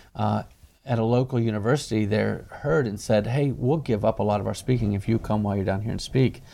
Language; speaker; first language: English; native; English